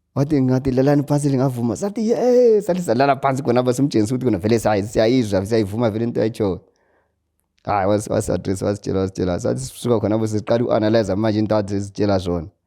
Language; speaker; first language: Zulu; native; Zulu